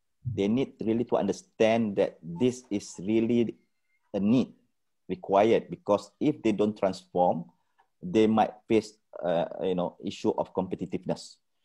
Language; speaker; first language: English; non-native, local second language; Malay